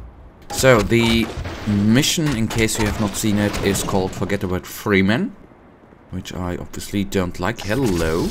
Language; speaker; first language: English; non-native, fluent; German